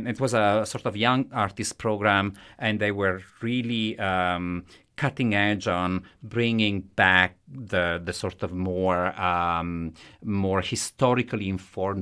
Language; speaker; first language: English; non-native, fluent; Italian